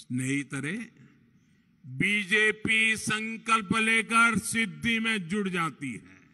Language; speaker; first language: Hindi; non-native, local second language; Gujarati